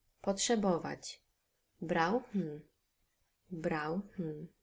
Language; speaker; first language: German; non-native, fluent; Polish